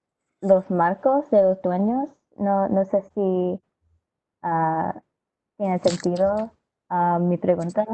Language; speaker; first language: Spanish; non-native, learner; English